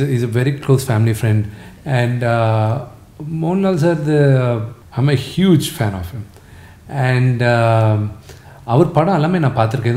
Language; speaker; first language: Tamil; non-native, local second language; Telugu